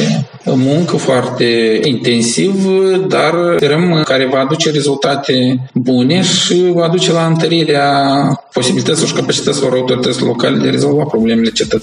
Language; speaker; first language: Romanian; native; Romanian